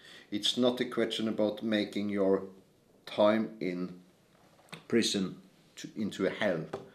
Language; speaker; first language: English; non-native, fluent; Norwegian